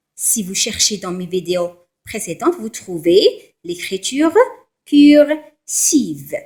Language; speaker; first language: French; non-native, local second language; Arabic